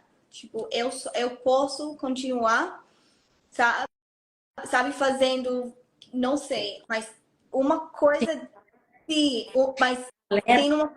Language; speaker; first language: Portuguese; non-native, fluent; Hebrew